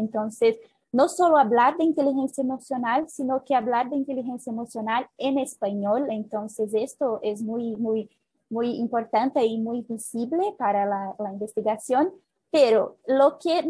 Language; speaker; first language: Spanish; non-native, fluent; Portuguese